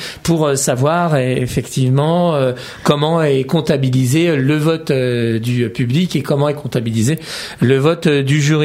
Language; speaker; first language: French; native; French